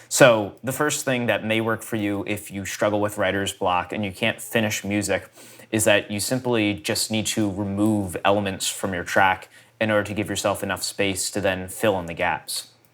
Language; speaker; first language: English; native; English